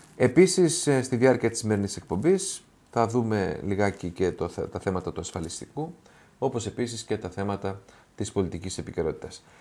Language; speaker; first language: Greek; native; Greek